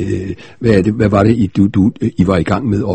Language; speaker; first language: Danish; native; Danish